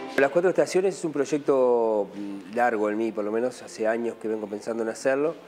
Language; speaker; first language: Spanish; native; Spanish